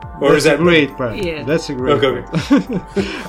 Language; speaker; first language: English; non-native, learner; Russian